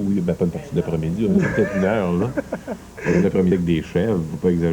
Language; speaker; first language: French; native; French